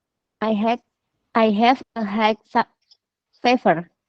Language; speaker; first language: English; non-native, learner; Indonesian